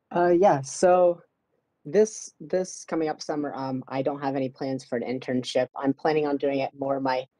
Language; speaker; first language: English; native; English